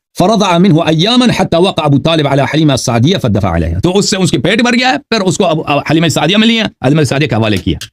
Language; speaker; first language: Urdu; non-native, fluent; Persian